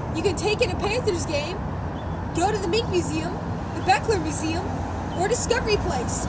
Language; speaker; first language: English; native; English